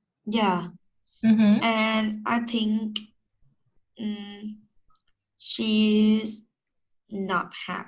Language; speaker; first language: English; non-native, learner; Vietnamese